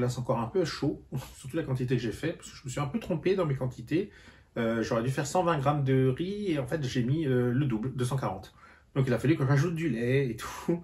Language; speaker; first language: French; native; French